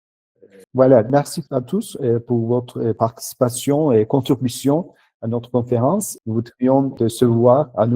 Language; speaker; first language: French; non-native, learner; Turkish